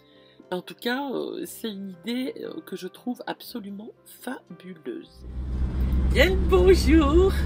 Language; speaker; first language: French; native; French